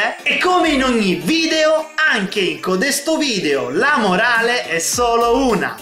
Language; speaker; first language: Italian; native; Italian